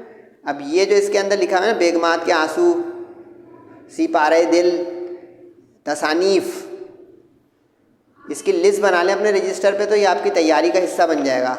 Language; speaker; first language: Urdu; native; Urdu